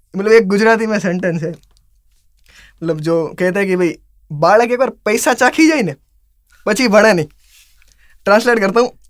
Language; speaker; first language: Hindi; non-native, local second language; Gujarati